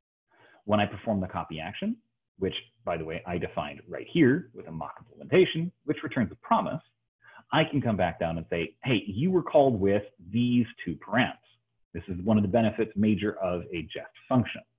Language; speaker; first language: English; native; English